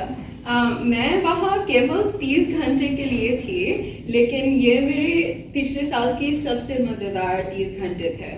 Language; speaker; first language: Hindi; non-native, learner; Bangla